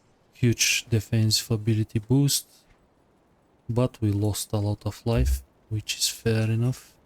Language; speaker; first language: English; non-native, fluent; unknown